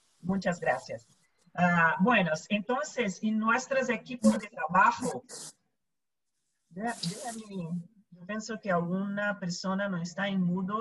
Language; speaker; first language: Spanish; non-native, local second language; Portuguese